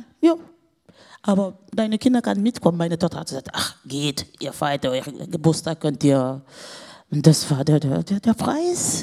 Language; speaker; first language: German; non-native, fluent; Portuguese